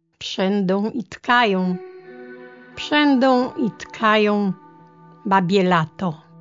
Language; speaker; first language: Polish; early bilingual, other home language; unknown